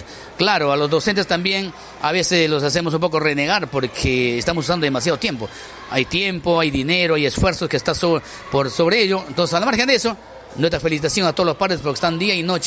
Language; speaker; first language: Spanish; native; Spanish